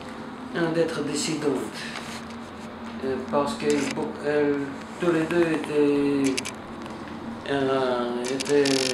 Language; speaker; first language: French; non-native, fluent; Russian